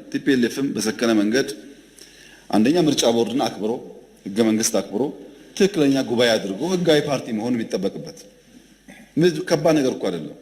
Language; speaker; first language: Amharic; non-native, local second language; Oromo